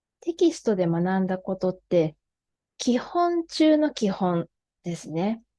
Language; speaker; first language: Japanese; native; Japanese